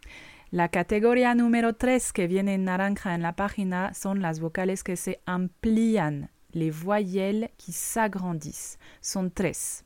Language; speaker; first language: Spanish; non-native, fluent; French